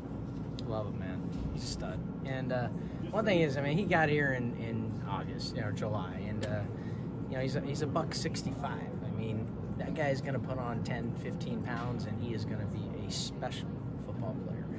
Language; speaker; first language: English; native; English